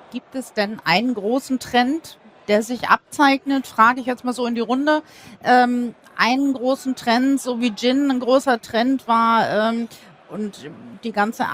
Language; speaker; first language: German; native; German